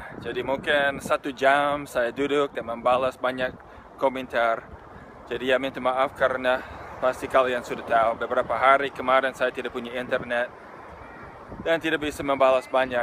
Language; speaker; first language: Indonesian; non-native, fluent; English